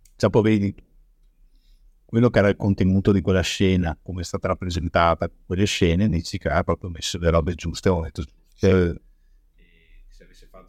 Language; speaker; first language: Italian; native; Italian